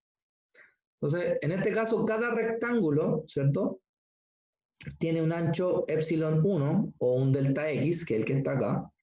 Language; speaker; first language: Spanish; native; Spanish